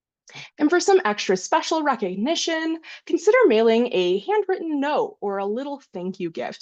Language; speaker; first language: English; native; English